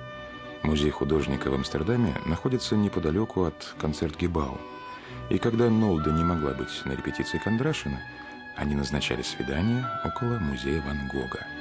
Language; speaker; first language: Russian; native; Russian